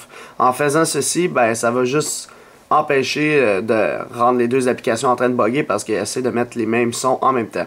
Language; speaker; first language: French; native; French